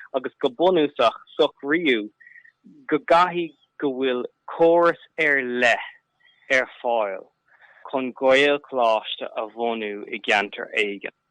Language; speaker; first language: Irish; non-native, local second language; English